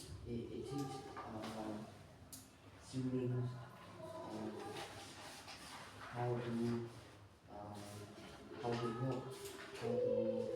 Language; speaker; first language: English; non-native, learner; Vietnamese